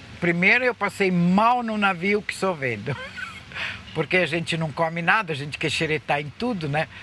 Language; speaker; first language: Portuguese; early bilingual, other home language; Russian